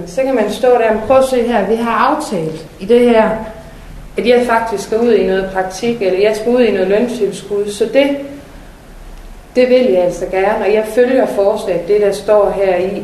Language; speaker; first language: Danish; native; Danish